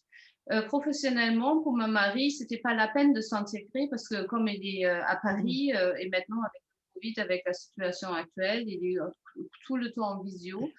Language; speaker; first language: French; non-native, fluent; German